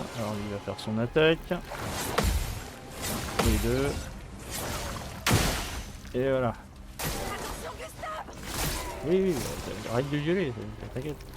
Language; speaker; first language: French; native; French